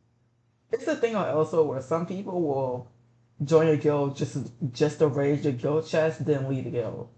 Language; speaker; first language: English; native; English